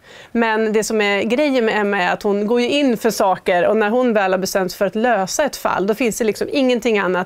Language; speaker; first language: Swedish; native; Swedish